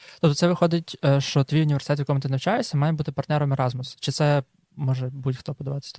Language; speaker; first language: Ukrainian; native; Ukrainian